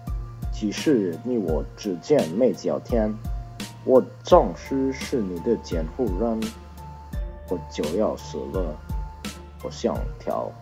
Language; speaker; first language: Chinese; non-native, learner; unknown